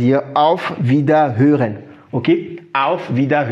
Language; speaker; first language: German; non-native, fluent; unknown